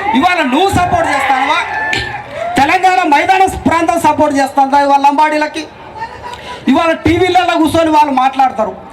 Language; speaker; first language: Telugu; non-native, local second language; Koya